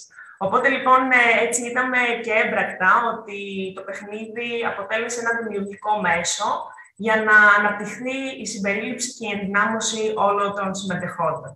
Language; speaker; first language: Greek; native; Greek